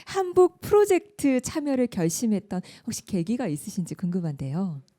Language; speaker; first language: Korean; native; Korean